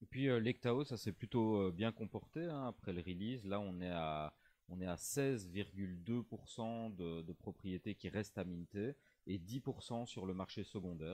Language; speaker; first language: French; native; French